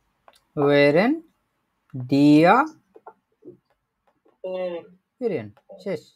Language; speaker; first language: German; non-native, fluent; Bangla